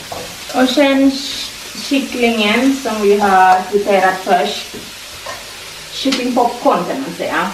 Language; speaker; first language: Swedish; non-native, learner; Indonesian